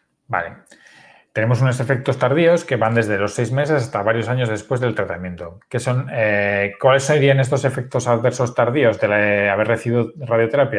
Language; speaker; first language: Spanish; native; Spanish